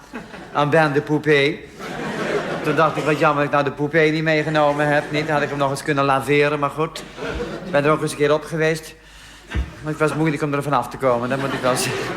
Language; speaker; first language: Dutch; native; Dutch